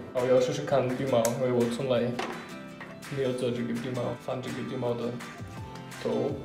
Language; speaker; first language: Chinese; non-native, learner; Russian